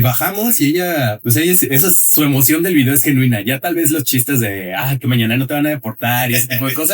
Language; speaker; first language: Spanish; native; Spanish